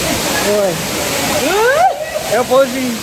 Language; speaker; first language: Portuguese; early bilingual, heritage; English